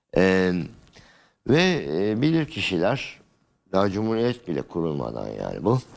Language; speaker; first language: Turkish; native; Turkish